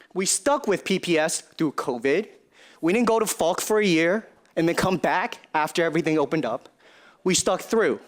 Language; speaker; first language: English; early bilingual, other home language; Chinese